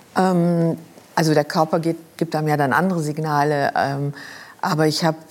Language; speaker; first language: German; non-native, local second language; Luxembourgish